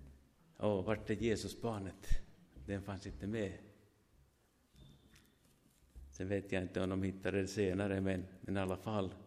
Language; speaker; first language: Swedish; non-native, fluent; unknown